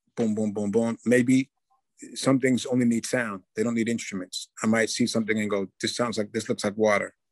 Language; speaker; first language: English; native; English